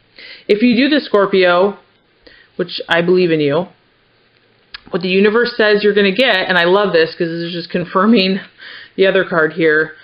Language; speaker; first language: English; native; English